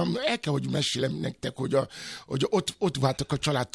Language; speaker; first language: Hungarian; non-native, fluent; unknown